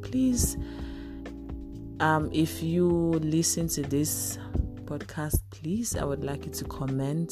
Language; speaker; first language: English; non-native, local second language; Igbo